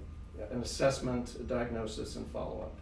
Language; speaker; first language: English; native; English